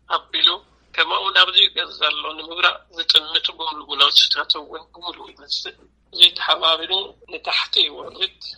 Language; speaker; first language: Tigrinya; non-native, local second language; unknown